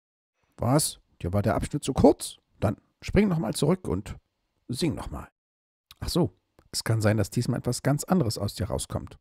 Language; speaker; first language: German; native; German